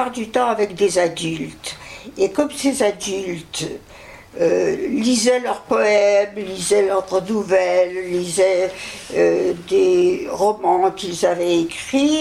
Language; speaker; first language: French; early bilingual, other home language; Yiddish